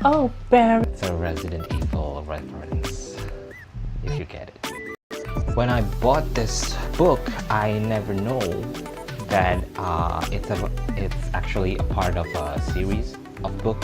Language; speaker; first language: English; non-native, fluent; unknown